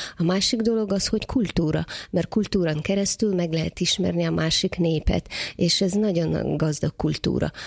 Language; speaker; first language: Hungarian; non-native, fluent; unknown